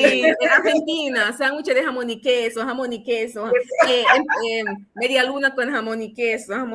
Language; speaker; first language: Spanish; non-native, fluent; English